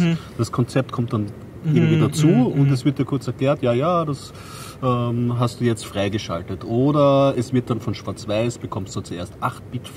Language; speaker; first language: German; native; German